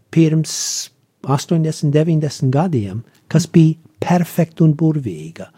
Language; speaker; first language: Latvian; early bilingual, heritage; Latvian